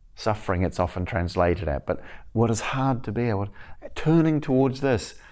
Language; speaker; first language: English; native; English